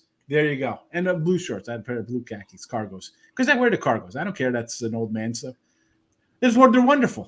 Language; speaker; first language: English; native; English